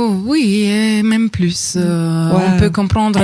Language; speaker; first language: French; non-native, fluent; Romanian